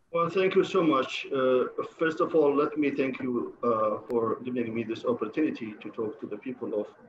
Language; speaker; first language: English; non-native, fluent; Arabic